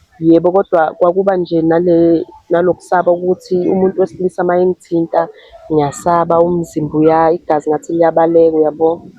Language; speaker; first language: Zulu; native; Zulu